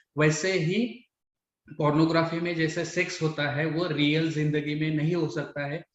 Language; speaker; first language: Hindi; non-native, local second language; Marathi